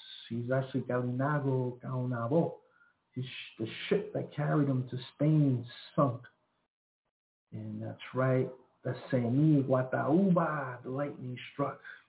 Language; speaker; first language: English; early bilingual, other home language; Spanish